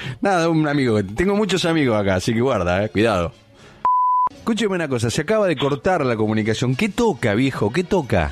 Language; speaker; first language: Spanish; native; Spanish